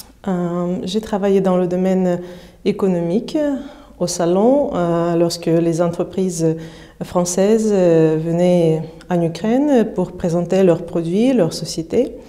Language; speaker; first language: French; non-native, fluent; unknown